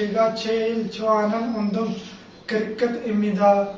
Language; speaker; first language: Korean; non-native, learner; Punjabi